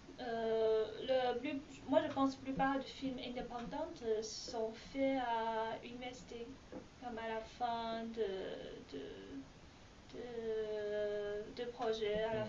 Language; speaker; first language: French; non-native, learner; Chinese